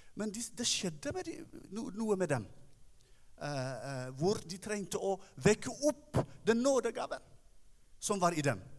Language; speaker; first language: Norwegian; non-native, fluent; Tigrinya